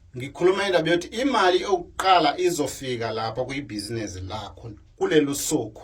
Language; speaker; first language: Zulu; native; Zulu